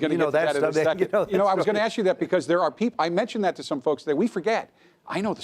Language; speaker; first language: English; native; English